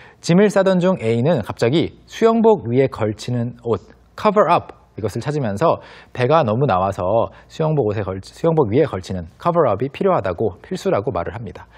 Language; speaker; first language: Korean; native; Korean